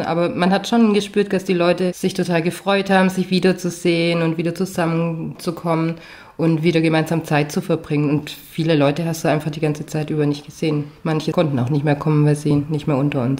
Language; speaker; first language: German; native; German